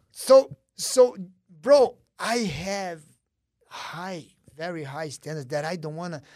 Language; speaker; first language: English; early bilingual, other home language; Portuguese